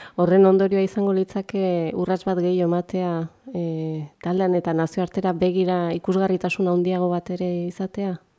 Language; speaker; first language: Basque; native; Basque